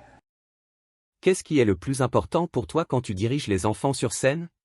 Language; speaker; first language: French; native; French